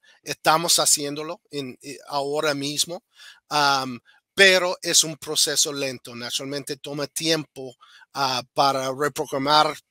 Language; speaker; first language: Spanish; non-native, fluent; English